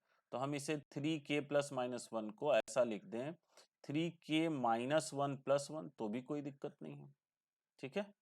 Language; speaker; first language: Hindi; native; Hindi